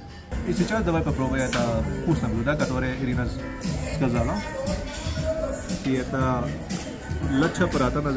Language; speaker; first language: Russian; non-native, learner; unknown